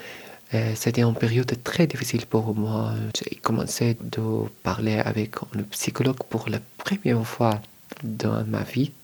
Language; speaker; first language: French; non-native, learner; Arabic